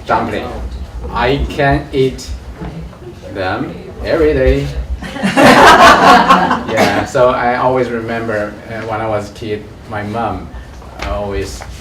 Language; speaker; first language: English; non-native, learner; Chinese